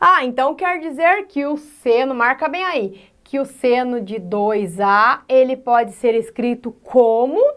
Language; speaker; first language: Portuguese; native; Portuguese